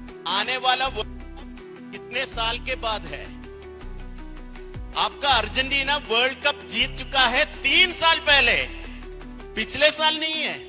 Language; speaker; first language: Hindi; non-native, fluent; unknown